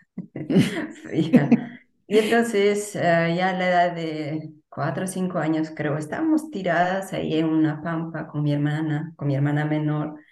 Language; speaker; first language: Spanish; native; Spanish